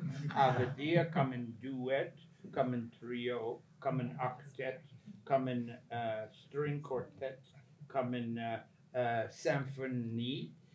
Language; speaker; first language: French; non-native, fluent; English